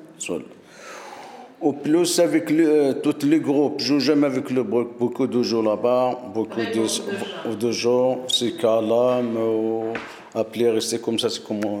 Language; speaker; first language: French; non-native, learner; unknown